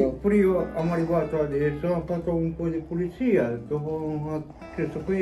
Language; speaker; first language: Italian; non-native, learner; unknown